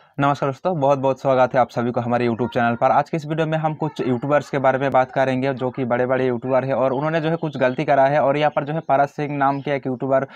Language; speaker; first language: Hindi; native; Hindi